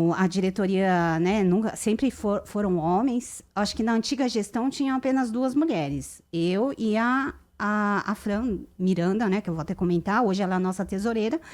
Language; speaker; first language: Portuguese; early bilingual, other home language; Japanese